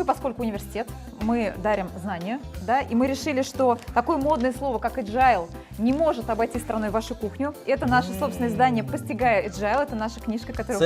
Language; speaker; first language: Russian; native; Russian